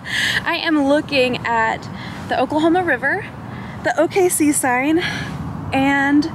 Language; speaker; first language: English; native; English